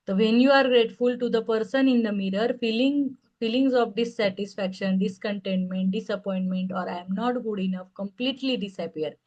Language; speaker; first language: English; non-native, local second language; Marathi